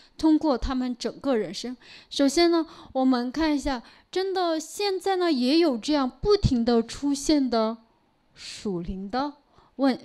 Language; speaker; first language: Chinese; non-native, local second language; Korean